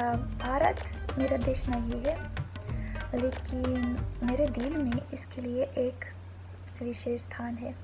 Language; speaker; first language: Hindi; non-native, fluent; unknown